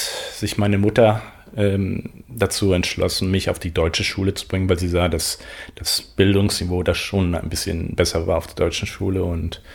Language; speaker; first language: German; non-native, fluent; Spanish